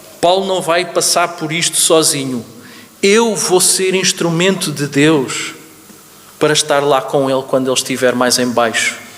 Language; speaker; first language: Portuguese; native; Portuguese